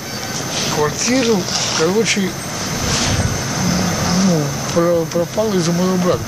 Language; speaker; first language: Latvian; non-native, local second language; Russian